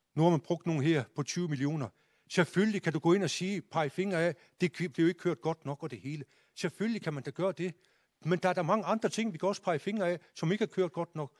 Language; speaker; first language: Danish; non-native, local second language; Kalaallisut